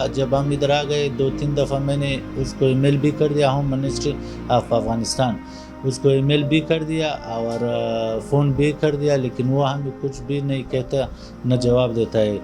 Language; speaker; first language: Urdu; non-native, fluent; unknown